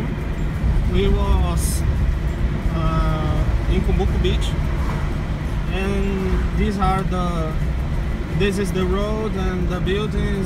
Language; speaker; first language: English; non-native, learner; Portuguese